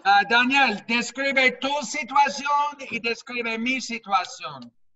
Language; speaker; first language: Spanish; non-native, fluent; English